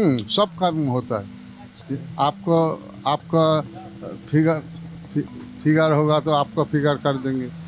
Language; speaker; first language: Hindi; non-native, local second language; Bangla